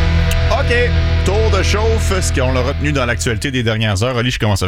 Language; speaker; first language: French; native; French